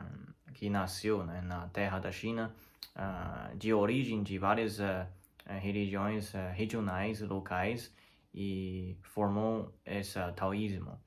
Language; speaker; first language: Portuguese; non-native, learner; Chinese